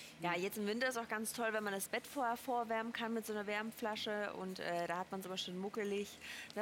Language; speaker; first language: German; native; German